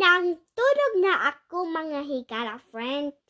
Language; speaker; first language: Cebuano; early bilingual, heritage; English